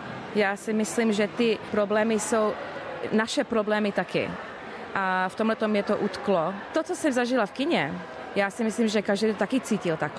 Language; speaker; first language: Czech; early bilingual, heritage; English